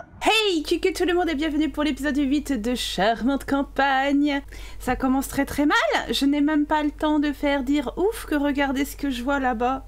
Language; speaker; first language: French; native; French